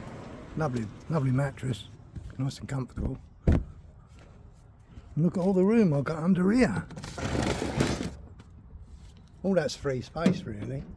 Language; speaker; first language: English; native; English